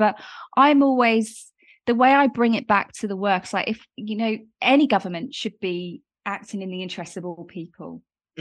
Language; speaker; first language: English; native; English